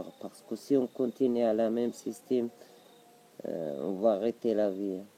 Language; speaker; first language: French; non-native, local second language; Arabic